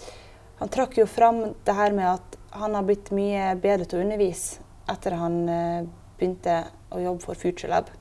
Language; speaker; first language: Norwegian; native; Norwegian